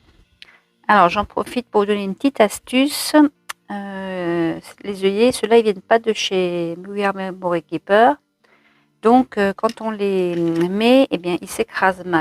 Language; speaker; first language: French; native; French